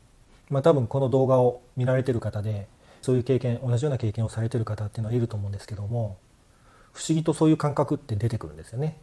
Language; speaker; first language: Japanese; native; Japanese